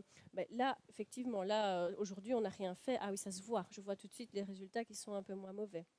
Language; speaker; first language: French; native; French